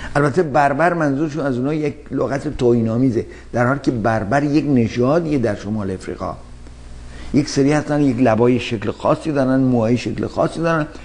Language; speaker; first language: Persian; native; Persian